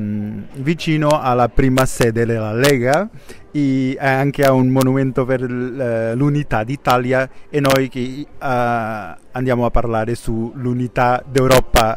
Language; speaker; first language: Italian; non-native, fluent; Portuguese